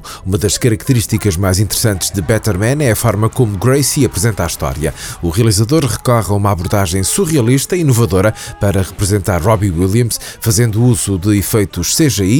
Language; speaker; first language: Portuguese; native; Portuguese